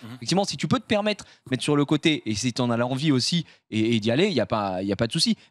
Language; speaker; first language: French; native; French